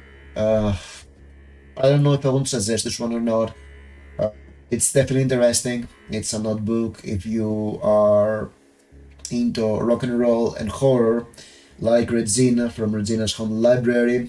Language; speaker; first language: English; non-native, fluent; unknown